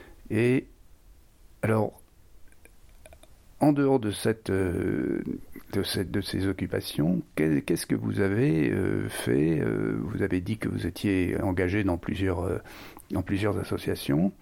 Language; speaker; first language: French; native; French